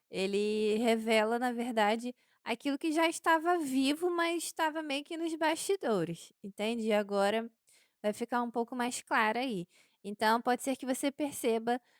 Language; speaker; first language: Portuguese; native; Portuguese